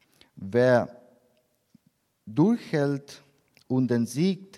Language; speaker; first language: German; non-native, learner; Spanish